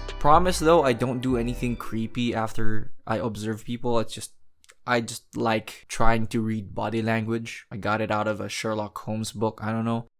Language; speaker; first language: English; non-native, local second language; Filipino